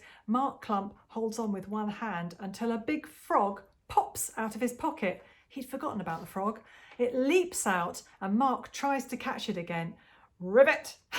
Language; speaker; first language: English; native; English